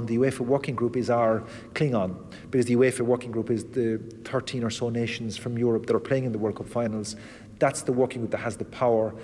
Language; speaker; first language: English; native; English